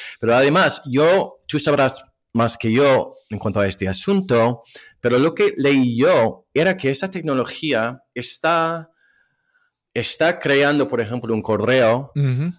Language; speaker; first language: Spanish; non-native, fluent; English